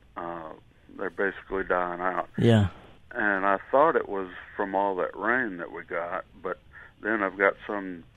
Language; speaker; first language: English; native; English